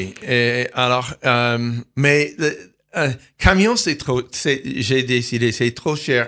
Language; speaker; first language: French; non-native, fluent; English